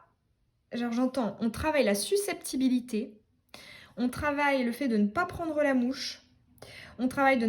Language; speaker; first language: French; native; French